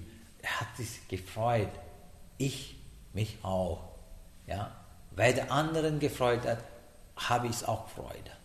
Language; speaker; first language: German; non-native, learner; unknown